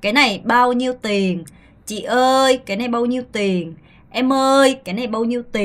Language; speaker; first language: Vietnamese; non-native, fluent; Korean